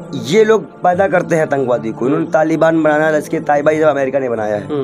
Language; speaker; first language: Hindi; native; Hindi